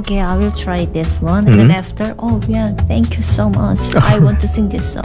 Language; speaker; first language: English; non-native, learner; Korean